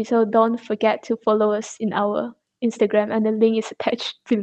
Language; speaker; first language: English; non-native, local second language; Chinese